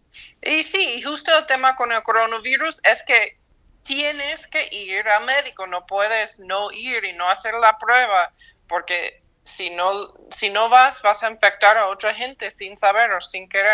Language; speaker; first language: Spanish; non-native, fluent; English